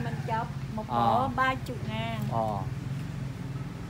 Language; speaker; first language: Vietnamese; non-native, local second language; Western Cham